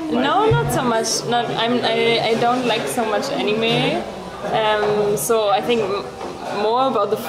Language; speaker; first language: English; non-native, fluent; German